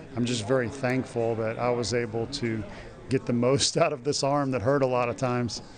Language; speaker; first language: English; native; English